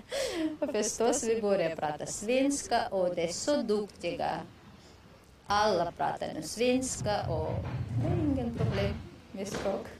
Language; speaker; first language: Swedish; non-native, learner; Russian